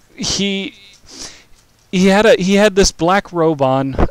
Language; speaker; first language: English; native; English